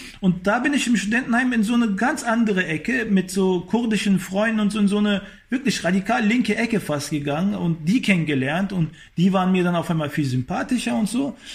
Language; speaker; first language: German; early bilingual, other home language; Turkish